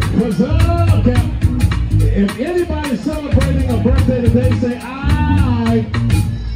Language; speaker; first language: English; native; English